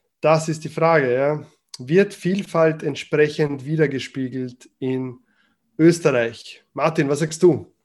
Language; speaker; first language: German; early bilingual, other home language; Croatian